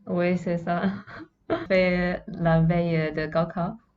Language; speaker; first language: French; non-native, fluent; Chinese